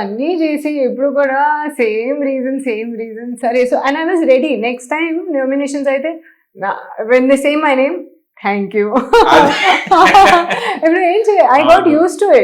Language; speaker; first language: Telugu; non-native, learner; Hindi